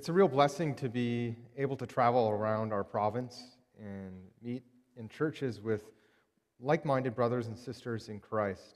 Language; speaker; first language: English; native; English